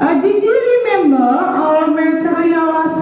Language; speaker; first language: English; non-native, learner; Indonesian